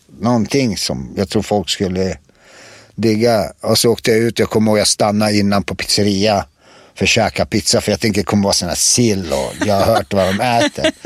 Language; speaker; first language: Swedish; early bilingual, other home language; Serbian